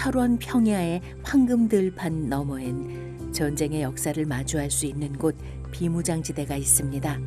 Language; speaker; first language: Korean; native; Korean